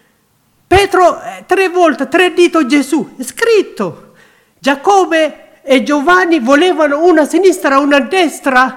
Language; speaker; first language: Italian; non-native, learner; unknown